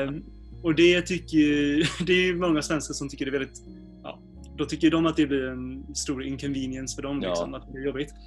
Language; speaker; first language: Swedish; native; Swedish